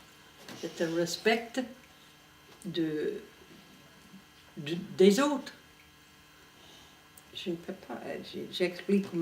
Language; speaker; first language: French; non-native, fluent; English